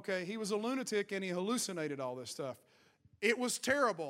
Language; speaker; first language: English; native; English